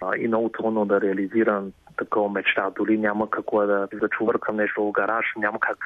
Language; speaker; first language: Bulgarian; non-native, fluent; Chinese